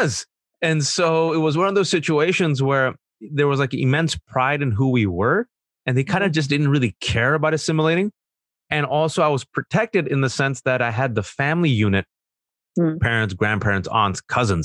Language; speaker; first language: English; early bilingual, other home language; Urdu